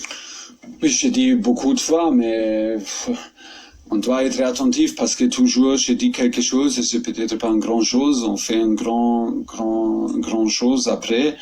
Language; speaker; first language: French; non-native, fluent; German